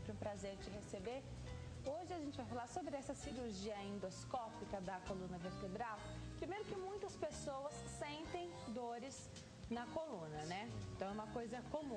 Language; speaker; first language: Portuguese; native; Portuguese